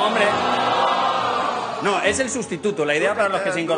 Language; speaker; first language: Spanish; native; Spanish